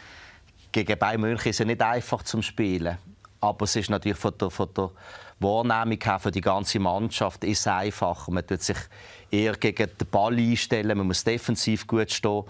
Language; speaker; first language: German; native; German